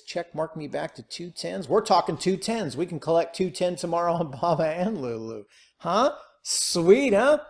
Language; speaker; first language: English; native; English